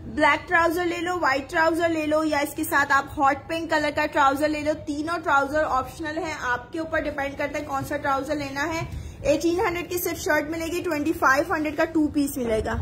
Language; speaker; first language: Urdu; native; Urdu